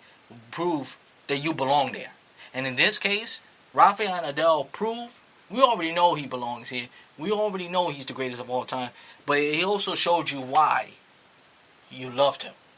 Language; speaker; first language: English; native; English